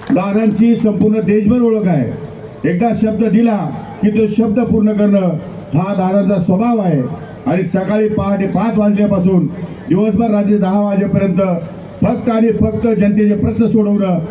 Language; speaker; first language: Marathi; native; Marathi